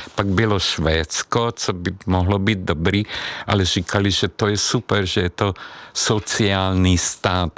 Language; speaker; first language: Czech; non-native, fluent; Hungarian